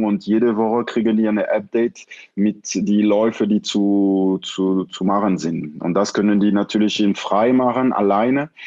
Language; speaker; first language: German; non-native, fluent; French